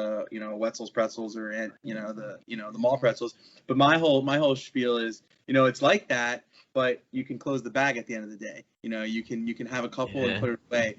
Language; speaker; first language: English; native; English